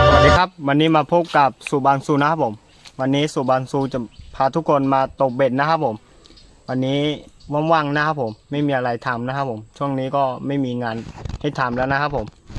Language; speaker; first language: Thai; non-native, local second language; Karen languages